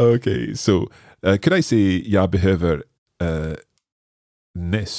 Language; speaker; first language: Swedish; non-native, learner; English